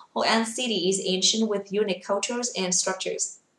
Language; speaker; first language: English; non-native, fluent; Vietnamese